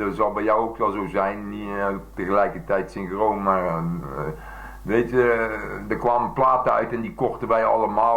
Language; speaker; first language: Dutch; native; Dutch